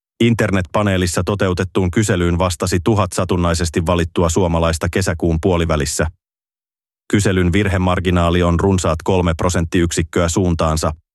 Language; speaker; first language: Finnish; native; Finnish